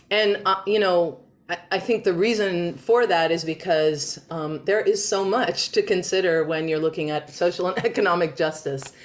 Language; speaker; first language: English; native; English